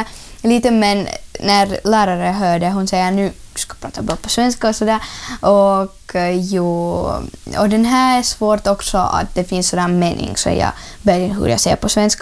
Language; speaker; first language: Swedish; non-native, learner; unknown